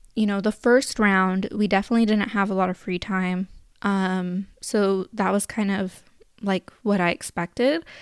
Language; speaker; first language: English; native; English